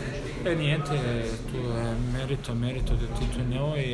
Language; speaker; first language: Italian; non-native, fluent; Bosnian